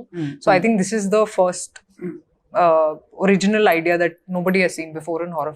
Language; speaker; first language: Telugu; non-native, fluent; Hindi